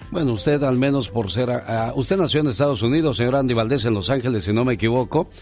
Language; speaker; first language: Spanish; native; Spanish